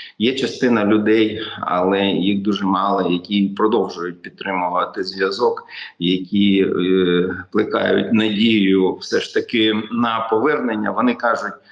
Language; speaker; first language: Ukrainian; native; Ukrainian